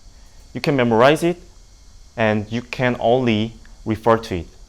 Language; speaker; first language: English; non-native, learner; Indonesian